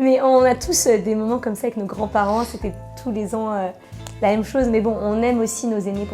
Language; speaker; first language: French; native; French